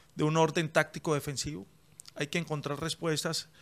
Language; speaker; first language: Spanish; native; Spanish